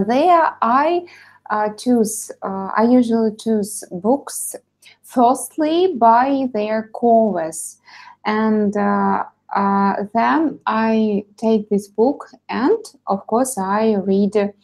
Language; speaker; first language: English; non-native, fluent; Russian